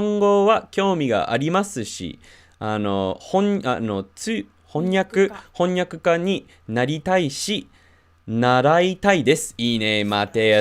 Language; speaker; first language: Japanese; non-native, fluent; English